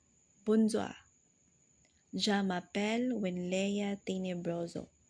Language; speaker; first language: French; non-native, learner; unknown